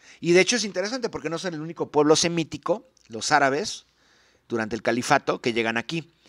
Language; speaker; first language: Spanish; native; Spanish